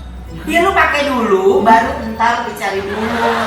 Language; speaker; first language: Indonesian; native; Indonesian